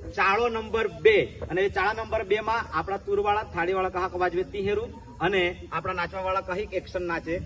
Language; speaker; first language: Gujarati; non-native, local second language; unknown